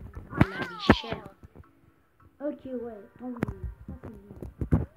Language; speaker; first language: French; native; French